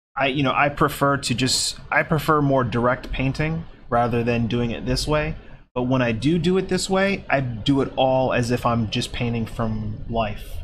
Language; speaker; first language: English; native; English